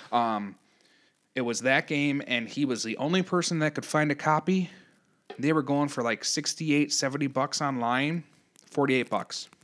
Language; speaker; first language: English; native; English